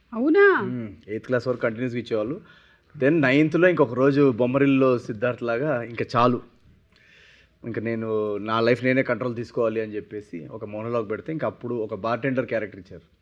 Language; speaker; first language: Telugu; native; Telugu